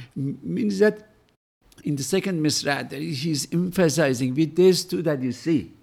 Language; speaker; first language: English; non-native, fluent; Persian